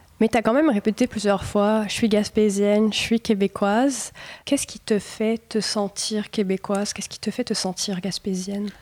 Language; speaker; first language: French; native; French